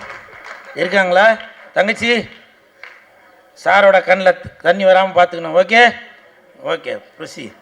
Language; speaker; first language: Tamil; native; Tamil